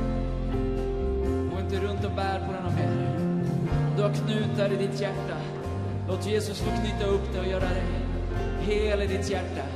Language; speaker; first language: Swedish; native; Swedish